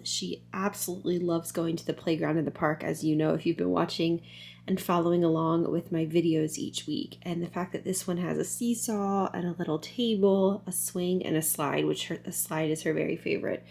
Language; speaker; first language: English; native; English